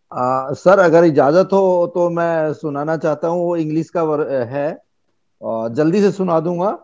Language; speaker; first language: Hindi; native; Hindi